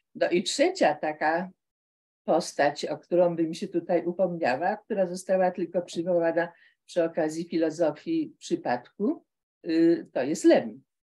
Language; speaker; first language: Polish; native; Polish